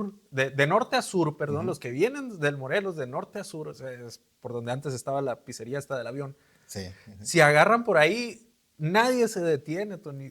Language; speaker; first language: Spanish; native; Spanish